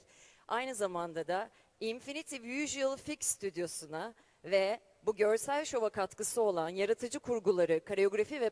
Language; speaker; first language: Turkish; native; Turkish